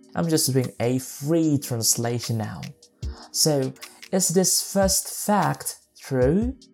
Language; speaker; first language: English; non-native, fluent; Indonesian